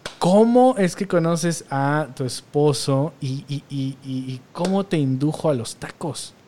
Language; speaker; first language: Spanish; native; Spanish